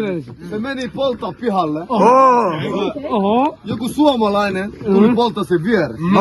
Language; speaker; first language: Finnish; non-native, learner; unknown